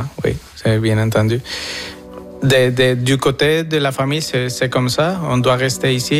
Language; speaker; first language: French; non-native, fluent; Spanish